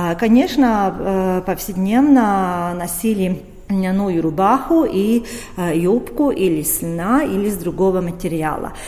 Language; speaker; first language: Russian; non-native, local second language; Latvian